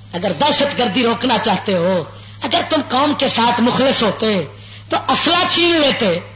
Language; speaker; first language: Urdu; non-native, local second language; Punjabi